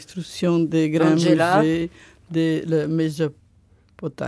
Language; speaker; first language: French; non-native, learner; Italian